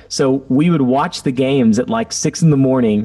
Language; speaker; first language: English; native; English